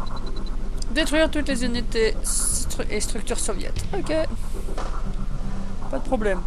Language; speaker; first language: French; native; French